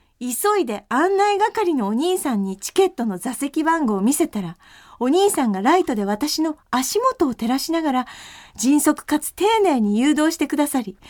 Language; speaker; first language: Japanese; native; Japanese